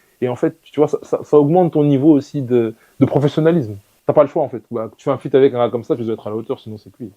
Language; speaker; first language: French; early bilingual, other home language; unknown